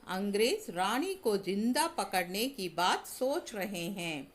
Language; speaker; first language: Hindi; non-native, local second language; Tamil